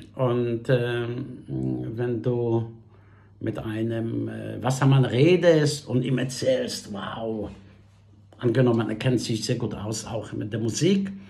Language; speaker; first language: German; non-native, fluent; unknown